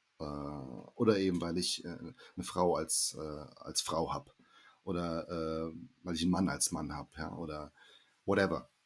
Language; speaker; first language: German; early bilingual, heritage; German